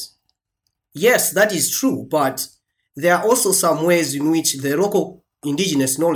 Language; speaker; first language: English; non-native, local second language; Nyanja